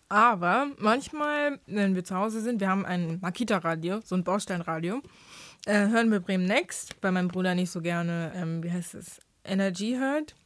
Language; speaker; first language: German; early bilingual, other home language; English